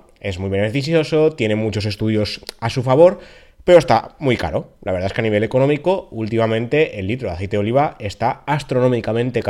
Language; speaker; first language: Spanish; native; Spanish